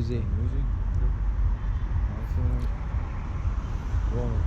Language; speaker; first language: English; non-native, learner; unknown